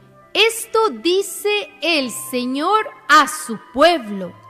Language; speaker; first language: Spanish; native; Spanish